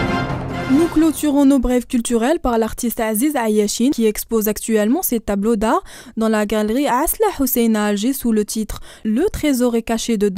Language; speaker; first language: French; non-native, local second language; Arabic